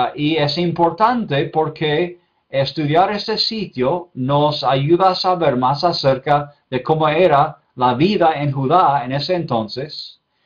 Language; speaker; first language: Spanish; non-native, fluent; English